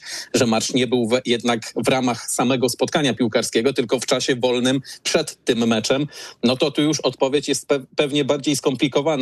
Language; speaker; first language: Polish; native; Polish